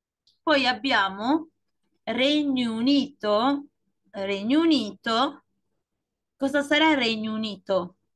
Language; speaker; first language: Italian; non-native, fluent; Spanish